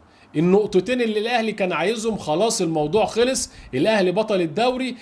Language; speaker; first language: Arabic; native; Arabic